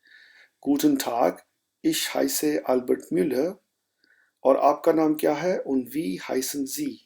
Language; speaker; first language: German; non-native, fluent; Urdu